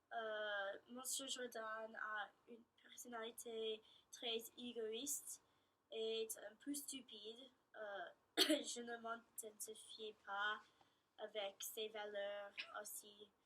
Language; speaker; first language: French; non-native, learner; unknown